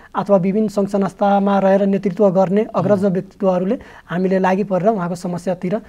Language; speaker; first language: Nepali; non-native, local second language; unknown